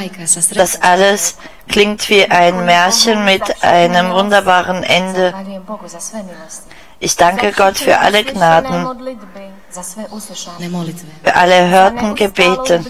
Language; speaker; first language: German; non-native, fluent; Czech